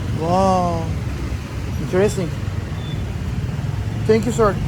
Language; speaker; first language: English; non-native, learner; Turkish